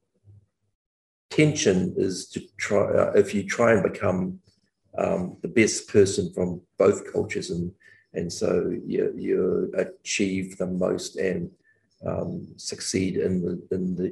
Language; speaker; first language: English; native; English